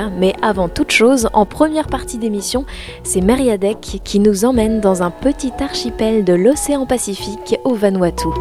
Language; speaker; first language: French; native; French